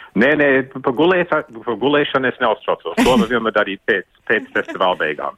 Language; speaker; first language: Latvian; early bilingual, heritage; Latvian